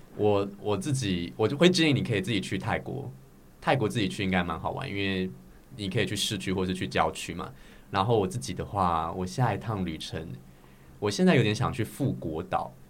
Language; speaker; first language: Chinese; native; Chinese